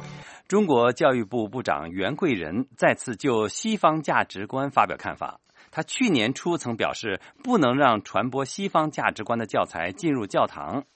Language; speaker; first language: Chinese; native; Chinese